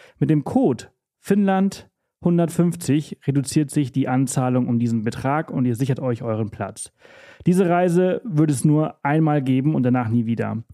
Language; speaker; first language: German; native; German